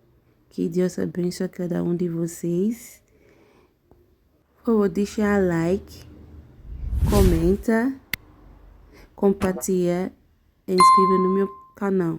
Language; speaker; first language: Portuguese; non-native, learner; English